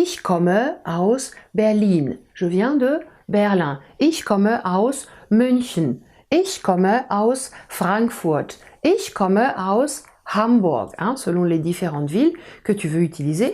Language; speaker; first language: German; non-native, fluent; French